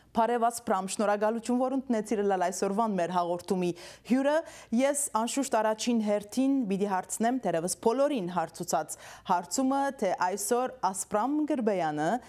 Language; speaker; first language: Armenian; early bilingual, heritage; Armenian